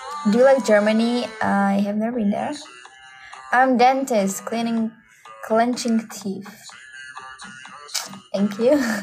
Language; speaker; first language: English; non-native, fluent; Czech